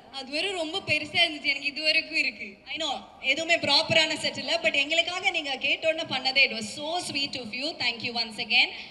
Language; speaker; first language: Tamil; native; Tamil